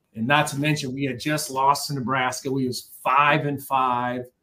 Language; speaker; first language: English; native; English